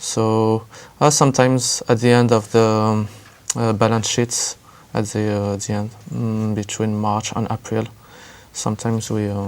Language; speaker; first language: English; non-native, learner; French